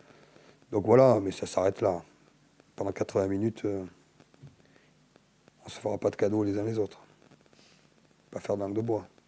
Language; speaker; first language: French; native; French